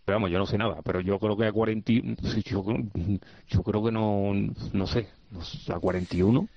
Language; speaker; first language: Spanish; native; Spanish